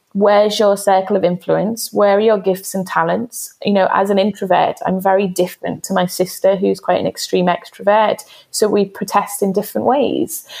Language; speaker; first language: English; native; English